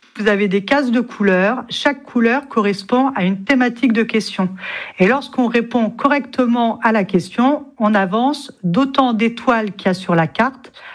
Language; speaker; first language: French; native; French